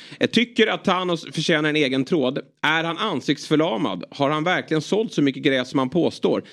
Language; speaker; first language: Swedish; native; Swedish